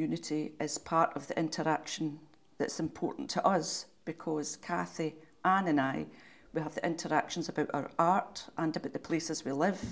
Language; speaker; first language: English; native; English